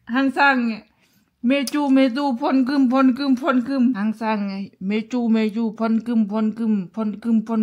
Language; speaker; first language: Korean; non-native, learner; Lao